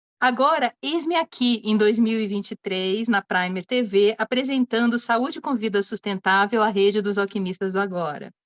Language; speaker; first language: Portuguese; native; Portuguese